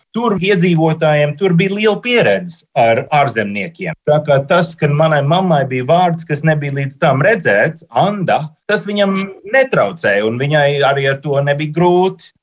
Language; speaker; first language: Latvian; early bilingual, heritage; Latvian